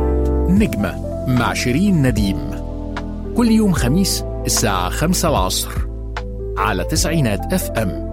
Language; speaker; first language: Arabic; native; Arabic